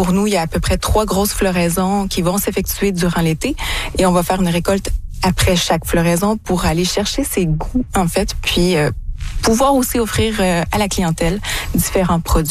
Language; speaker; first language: French; native; French